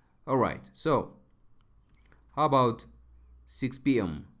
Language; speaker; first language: English; non-native, local second language; Amharic